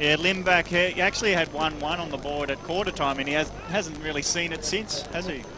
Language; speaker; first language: English; native; English